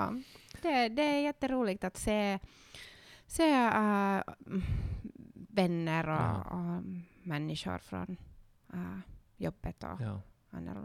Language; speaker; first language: Swedish; non-native, learner; Finnish